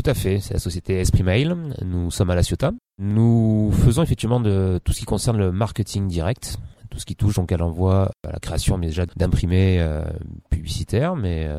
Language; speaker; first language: French; native; French